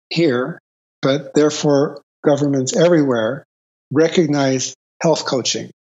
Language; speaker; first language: English; native; English